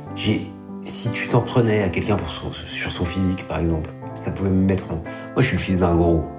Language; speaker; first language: French; native; French